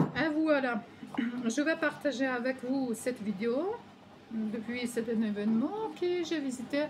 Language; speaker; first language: French; non-native, learner; Ukrainian